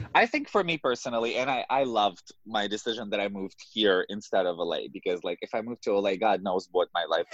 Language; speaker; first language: English; non-native, fluent; Russian